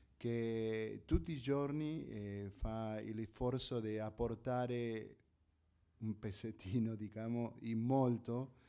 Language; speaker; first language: Italian; non-native, fluent; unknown